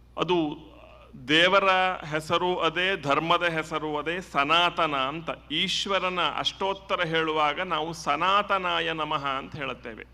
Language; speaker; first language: Kannada; native; Kannada